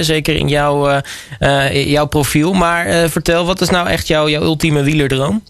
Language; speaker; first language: Dutch; native; Dutch